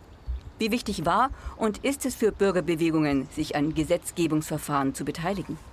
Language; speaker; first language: German; native; German